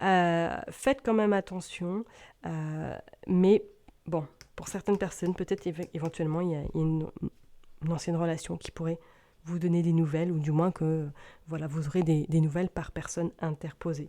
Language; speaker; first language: French; native; French